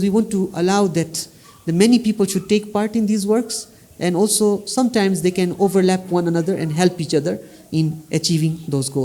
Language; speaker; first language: English; non-native, fluent; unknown